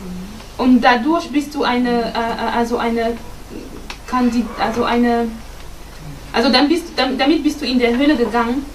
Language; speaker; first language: German; non-native, fluent; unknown